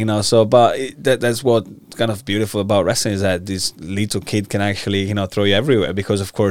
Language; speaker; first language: English; non-native, fluent; Italian